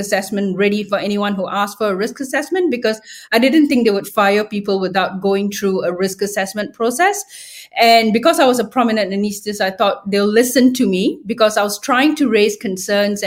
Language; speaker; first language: English; non-native, local second language; Tamil